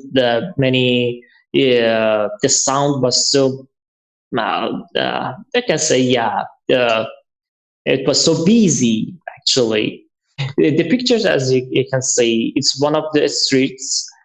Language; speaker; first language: English; non-native, learner; Persian